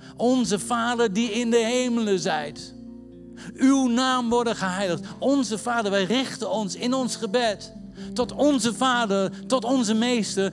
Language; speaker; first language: Dutch; native; Dutch